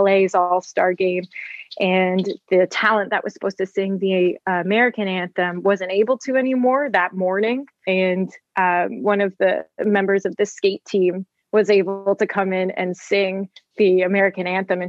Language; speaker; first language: English; native; English